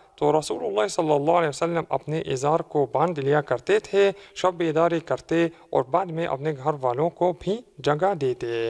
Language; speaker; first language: Urdu; non-native, fluent; Arabic